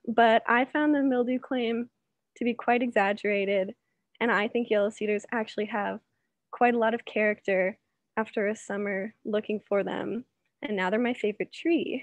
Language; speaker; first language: English; native; English